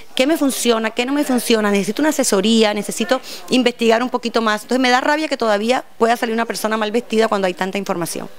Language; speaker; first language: Spanish; native; Spanish